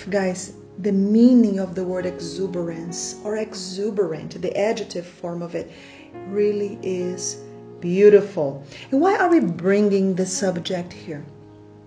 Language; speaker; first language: English; non-native, fluent; Portuguese